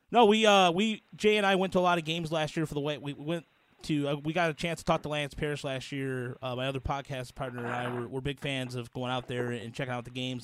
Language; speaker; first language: English; native; English